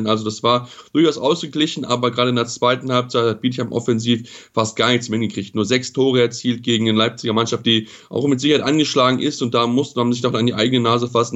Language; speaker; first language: German; native; German